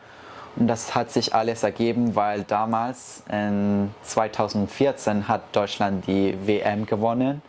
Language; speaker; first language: German; early bilingual, heritage; Spanish